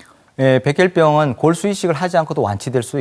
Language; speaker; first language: Korean; native; Korean